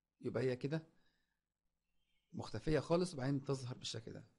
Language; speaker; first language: Arabic; native; Arabic